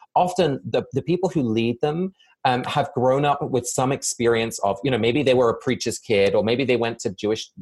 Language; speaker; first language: English; native; English